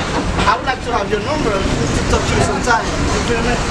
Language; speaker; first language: English; non-native, learner; Haitian Creole